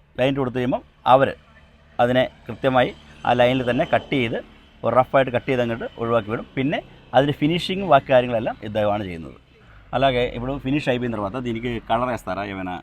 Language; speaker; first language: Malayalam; native; Malayalam